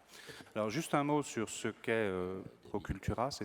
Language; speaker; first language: French; native; French